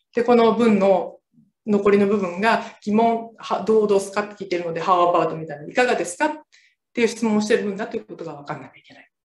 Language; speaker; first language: Japanese; native; Japanese